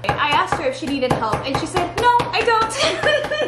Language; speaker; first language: English; early bilingual, other home language; Spanish